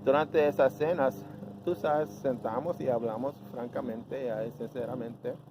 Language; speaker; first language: Spanish; early bilingual, heritage; Spanish